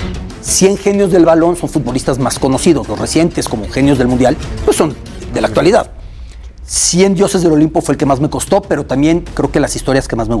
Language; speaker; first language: Spanish; native; Spanish